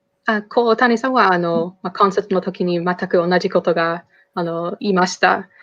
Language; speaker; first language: Japanese; non-native, fluent; English